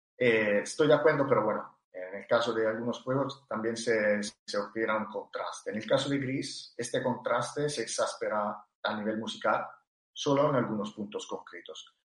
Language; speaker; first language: Spanish; non-native, fluent; Italian